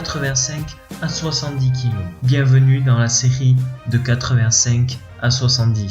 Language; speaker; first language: French; native; French